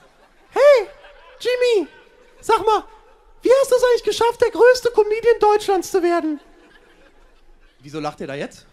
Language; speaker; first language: German; native; German